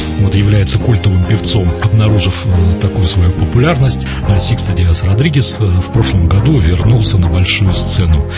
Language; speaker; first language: Russian; native; Russian